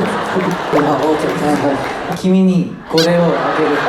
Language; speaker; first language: Japanese; non-native, learner; Korean